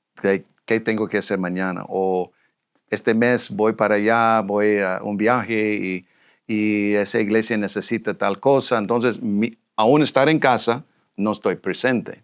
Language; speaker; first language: Spanish; non-native, fluent; English